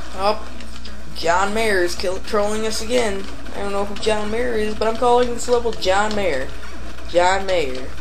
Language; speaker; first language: English; native; English